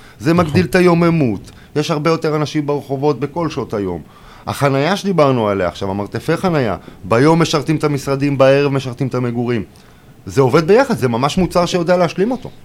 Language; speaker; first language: Hebrew; native; Hebrew